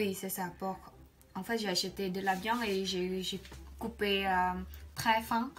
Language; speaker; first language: French; non-native, learner; Khmer